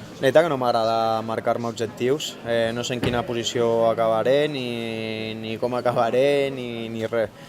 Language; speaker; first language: Catalan; non-native, local second language; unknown